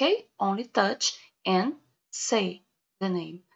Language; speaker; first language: English; non-native, learner; Portuguese